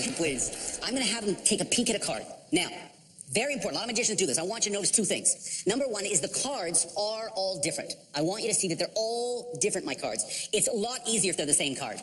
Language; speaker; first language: English; native; English